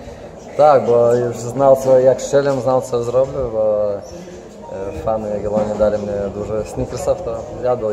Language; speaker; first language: Polish; non-native, learner; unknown